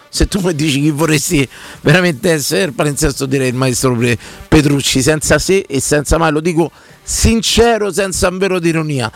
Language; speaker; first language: Italian; native; Italian